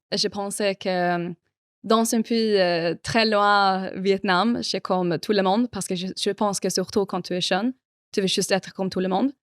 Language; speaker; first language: French; non-native, fluent; Swedish